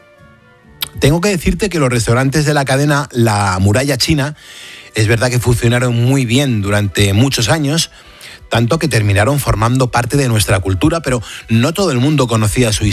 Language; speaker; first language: Spanish; native; Spanish